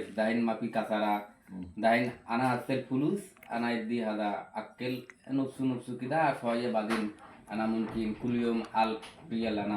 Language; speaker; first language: Arabic; non-native, learner; Bangla